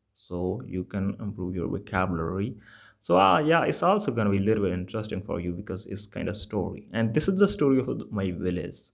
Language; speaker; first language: English; non-native, local second language; Punjabi